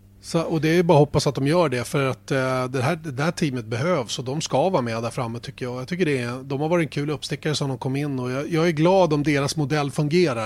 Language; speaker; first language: Swedish; native; Swedish